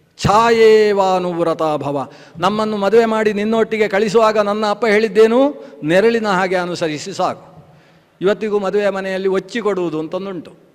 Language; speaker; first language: Kannada; non-native, local second language; Tulu